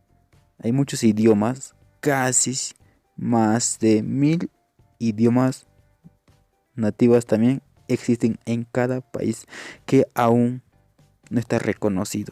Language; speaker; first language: Spanish; non-native, local second language; Quechua